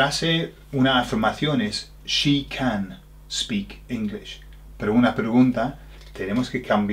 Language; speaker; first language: Spanish; non-native, fluent; English